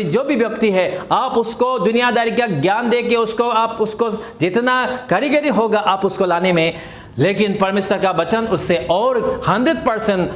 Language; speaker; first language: Hindi; non-native, local second language; Assamese